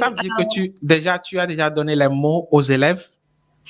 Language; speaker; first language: French; non-native, fluent; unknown